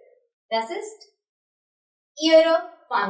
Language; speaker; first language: German; non-native, fluent; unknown